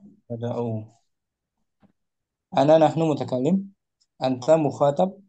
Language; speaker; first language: Arabic; non-native, fluent; Indonesian